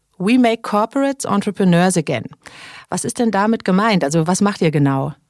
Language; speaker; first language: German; native; German